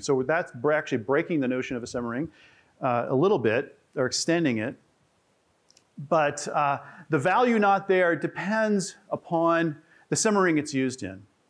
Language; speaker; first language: English; native; English